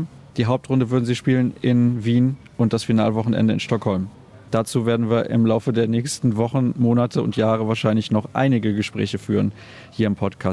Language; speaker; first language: German; native; German